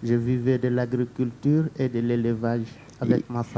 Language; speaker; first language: French; non-native, learner; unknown